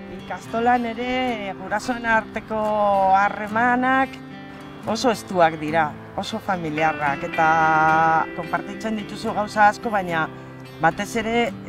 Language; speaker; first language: Basque; non-native, local second language; Spanish